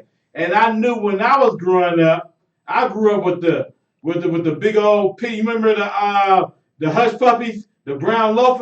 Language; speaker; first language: English; native; English